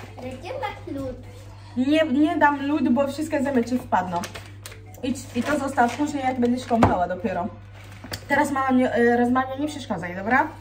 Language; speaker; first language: Polish; non-native, fluent; Swahili